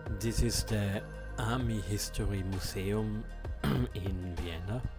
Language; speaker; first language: English; non-native, fluent; German